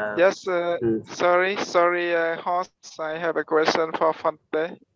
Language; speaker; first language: English; non-native, learner; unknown